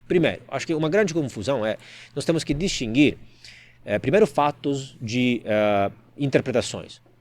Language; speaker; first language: Portuguese; non-native, fluent; Italian